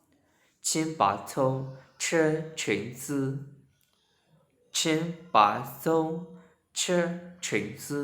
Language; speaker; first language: Chinese; non-native, fluent; Burmese